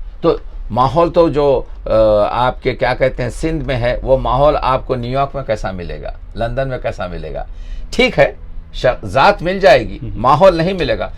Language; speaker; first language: Urdu; native; Urdu